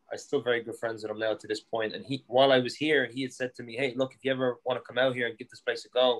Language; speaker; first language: English; native; English